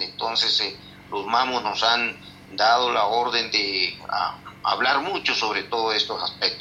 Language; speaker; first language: Spanish; non-native, local second language; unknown